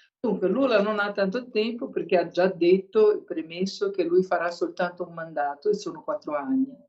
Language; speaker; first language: Italian; non-native, fluent; Portuguese